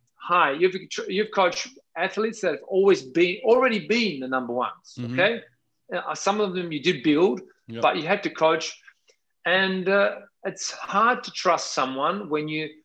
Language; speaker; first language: English; non-native, fluent; Italian